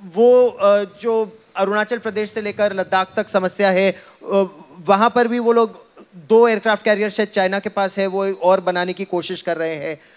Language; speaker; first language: Hindi; native; Hindi